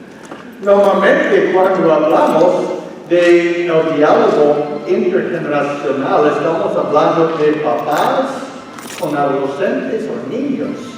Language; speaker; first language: Spanish; non-native, fluent; English